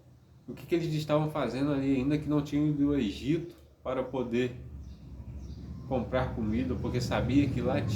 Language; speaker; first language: Portuguese; native; Portuguese